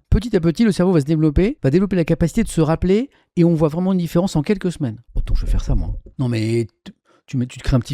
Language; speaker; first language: French; native; French